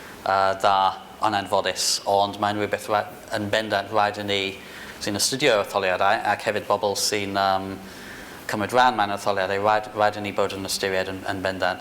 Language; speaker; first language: Welsh; non-native, fluent; English